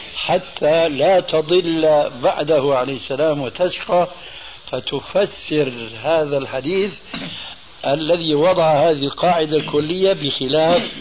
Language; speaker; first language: Arabic; early bilingual, other home language; Albanian